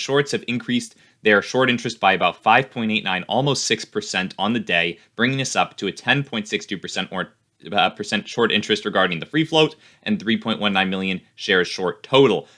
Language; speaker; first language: English; native; English